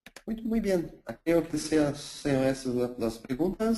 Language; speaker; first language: Spanish; non-native, fluent; Portuguese